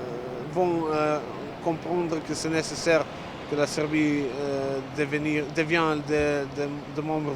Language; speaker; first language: French; non-native, learner; Serbian